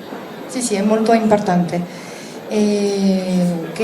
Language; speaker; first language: Italian; non-native, learner; French